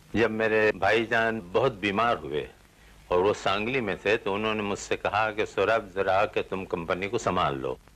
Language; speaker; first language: Urdu; non-native, local second language; Gujarati